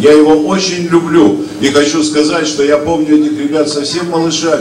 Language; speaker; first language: Russian; native; Russian